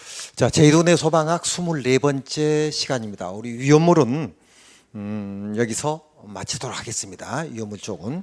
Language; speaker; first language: Korean; native; Korean